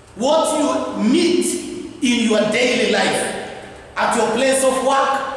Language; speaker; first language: English; non-native, local second language; Swahili